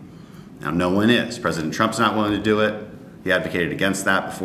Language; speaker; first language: English; native; English